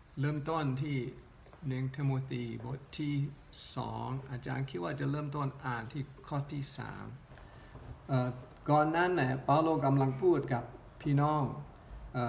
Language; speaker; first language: Thai; non-native, local second language; Northeastern Thai